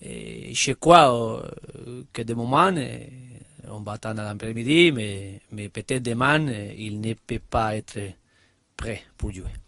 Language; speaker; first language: French; non-native, learner; Spanish